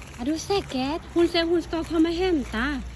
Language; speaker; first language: Swedish; non-native, learner; Thai